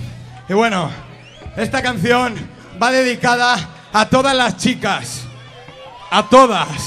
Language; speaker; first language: Spanish; native; Spanish